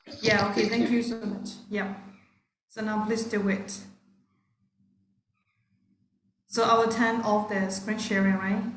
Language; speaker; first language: English; non-native, fluent; Burmese